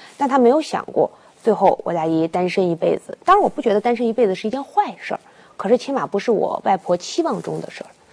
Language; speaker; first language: Chinese; native; Chinese